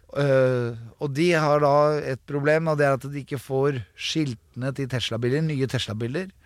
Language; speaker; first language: Norwegian; native; Norwegian